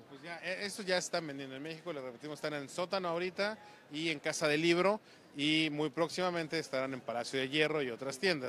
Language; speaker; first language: Spanish; native; Spanish